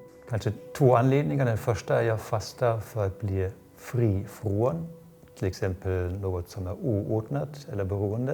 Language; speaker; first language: Swedish; non-native, fluent; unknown